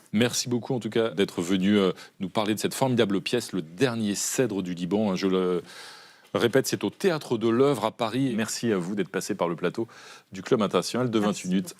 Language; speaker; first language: French; native; French